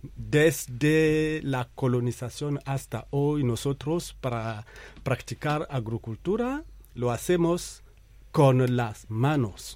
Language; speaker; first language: Spanish; non-native, fluent; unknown